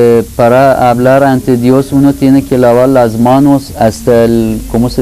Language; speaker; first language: Spanish; non-native, fluent; Persian